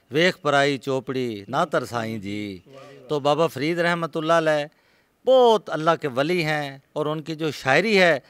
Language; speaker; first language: Urdu; non-native, local second language; Punjabi